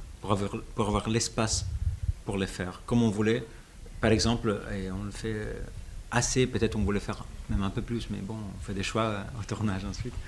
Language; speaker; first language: French; non-native, fluent; Italian